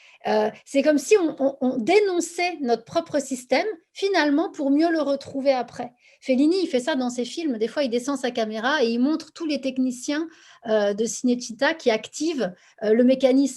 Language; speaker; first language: French; native; French